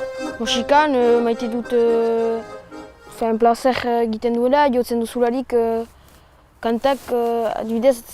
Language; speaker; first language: Basque; non-native, local second language; French